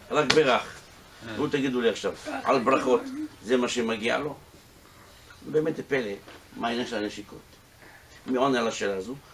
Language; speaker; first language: Hebrew; native; Hebrew